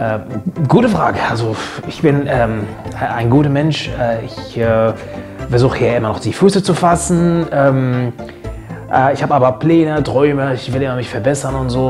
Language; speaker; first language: German; non-native, fluent; Arabic